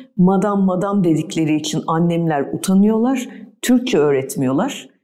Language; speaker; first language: Turkish; native; Turkish